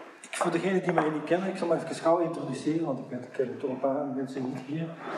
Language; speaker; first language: Dutch; early bilingual, other home language; English